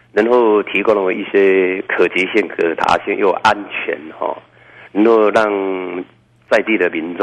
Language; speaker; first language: Chinese; native; Chinese